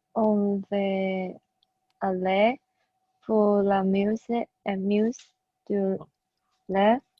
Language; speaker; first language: French; non-native, learner; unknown